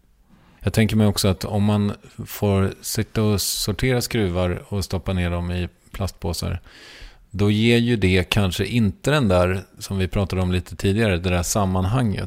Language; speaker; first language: Swedish; native; Swedish